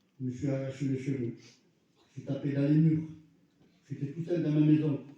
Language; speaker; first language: French; early bilingual, other home language; Arabic